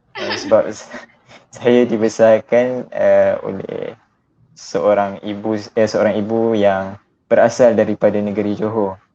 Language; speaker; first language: Malay; native; Malay